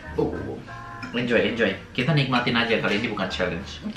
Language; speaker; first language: Indonesian; native; Indonesian